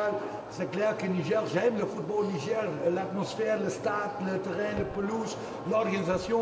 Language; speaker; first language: French; non-native, fluent; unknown